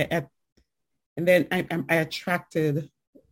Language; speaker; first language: English; native; English